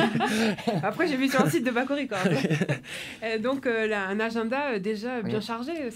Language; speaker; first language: French; native; French